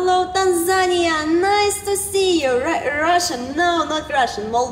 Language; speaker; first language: English; non-native, learner; Romanian